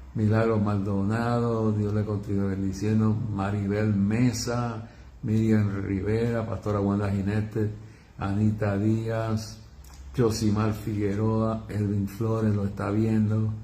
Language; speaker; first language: Spanish; native; Spanish